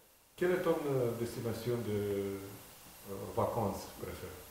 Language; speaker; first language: French; non-native, fluent; Romanian